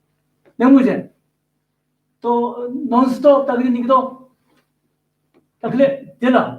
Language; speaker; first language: Czech; non-native, learner; Korean